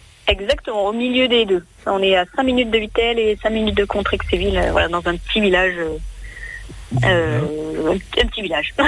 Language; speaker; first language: French; native; French